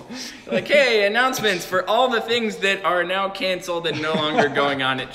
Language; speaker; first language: English; native; English